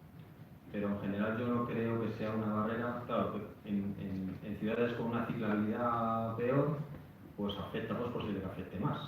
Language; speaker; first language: Spanish; native; Spanish